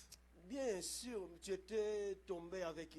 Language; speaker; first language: French; non-native, local second language; Lingala